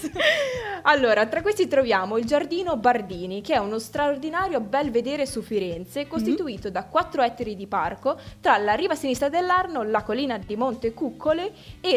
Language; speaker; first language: Italian; native; Italian